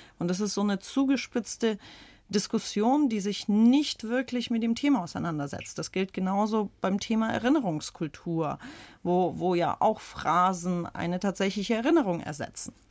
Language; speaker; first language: German; early bilingual, other home language; Russian